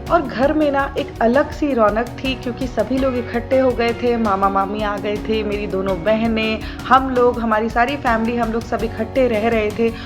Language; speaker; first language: Hindi; native; Hindi